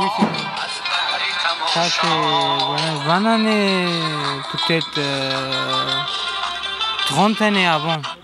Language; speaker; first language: French; non-native, learner; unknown